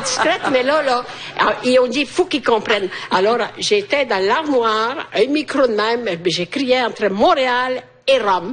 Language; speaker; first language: French; non-native, fluent; Italian